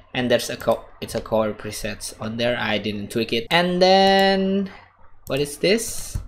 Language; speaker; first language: English; non-native, fluent; Indonesian